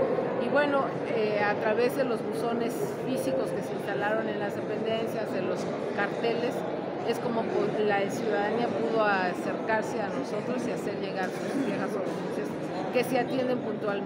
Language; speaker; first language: Spanish; native; Spanish